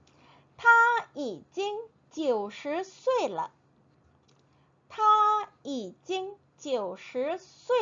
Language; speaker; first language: Chinese; non-native, fluent; Korean